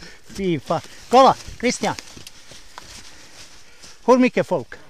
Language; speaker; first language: Swedish; non-native, learner; Bosnian